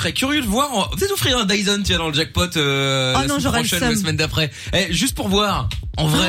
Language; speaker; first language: French; native; French